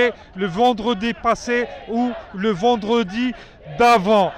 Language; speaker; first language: French; non-native, local second language; Arabic